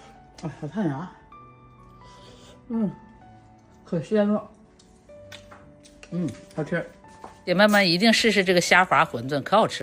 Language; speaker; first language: Chinese; native; Chinese